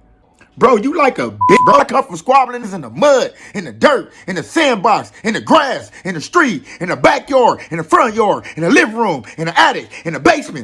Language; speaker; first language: English; native; English